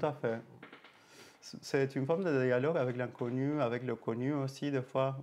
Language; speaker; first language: French; native; French